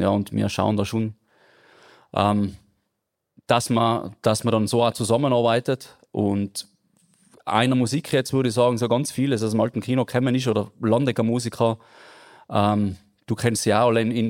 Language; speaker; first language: German; native; German